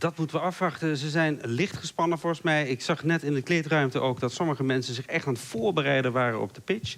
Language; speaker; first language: Dutch; native; Dutch